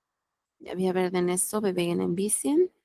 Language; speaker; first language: German; non-native, fluent; Spanish